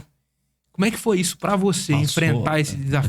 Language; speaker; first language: Portuguese; native; Portuguese